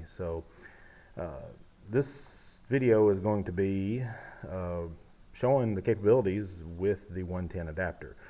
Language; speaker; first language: English; native; English